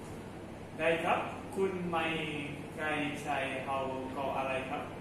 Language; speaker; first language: Thai; non-native, learner; Malay